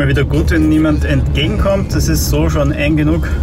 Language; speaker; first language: German; native; German